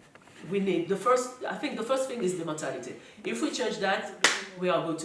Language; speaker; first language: English; non-native, learner; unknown